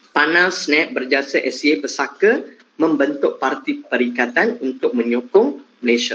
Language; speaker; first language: Malay; non-native, local second language; Tamil